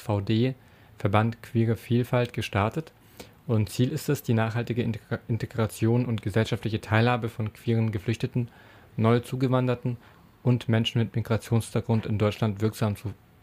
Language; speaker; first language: German; native; German